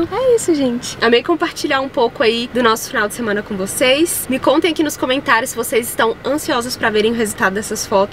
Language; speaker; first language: Portuguese; native; Portuguese